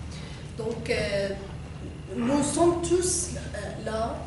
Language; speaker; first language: French; non-native, learner; Arabic